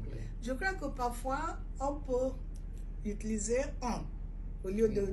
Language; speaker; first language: French; non-native, fluent; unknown